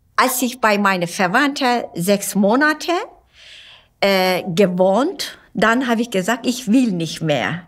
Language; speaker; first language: German; non-native, fluent; Turkish